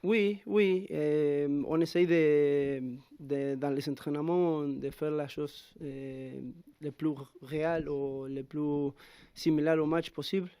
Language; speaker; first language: French; non-native, fluent; Spanish